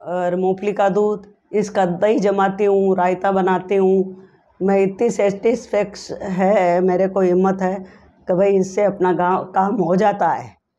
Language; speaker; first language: Hindi; native; Hindi